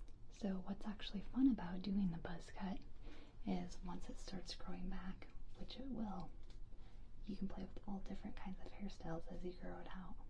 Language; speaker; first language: English; native; English